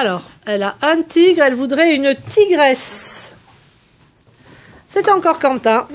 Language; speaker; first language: French; native; French